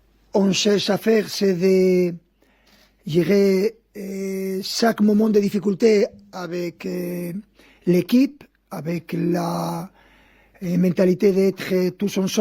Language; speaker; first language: French; non-native, fluent; Spanish